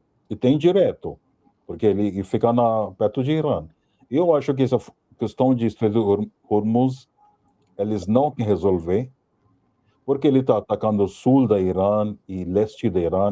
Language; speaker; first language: Portuguese; non-native, fluent; Hindi